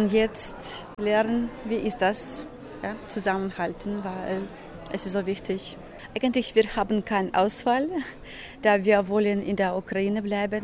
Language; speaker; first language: German; non-native, fluent; Ukrainian